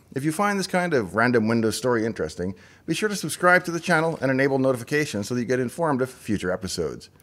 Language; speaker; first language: English; native; English